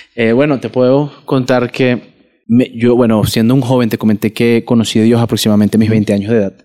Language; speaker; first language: Spanish; native; Spanish